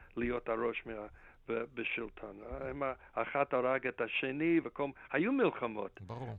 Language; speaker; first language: Hebrew; non-native, fluent; English